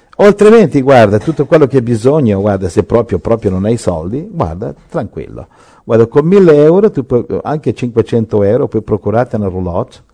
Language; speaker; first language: Italian; native; Italian